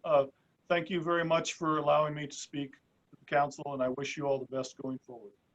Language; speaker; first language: English; early bilingual, other home language; Spanish